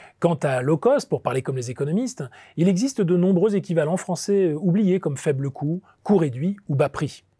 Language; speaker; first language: French; native; French